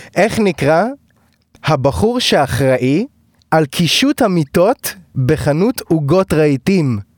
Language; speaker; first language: Hebrew; native; Hebrew